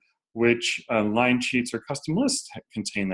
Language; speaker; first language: English; native; English